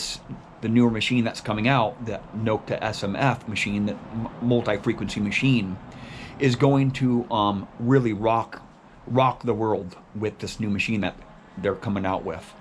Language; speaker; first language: English; native; English